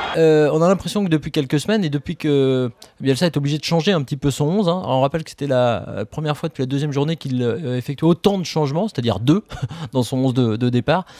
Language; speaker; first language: French; native; French